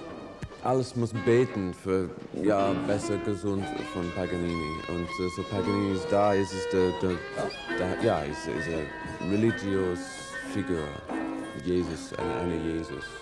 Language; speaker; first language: German; non-native, learner; English